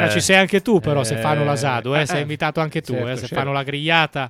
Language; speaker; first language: Italian; native; Italian